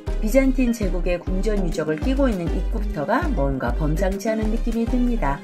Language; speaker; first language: Korean; native; Korean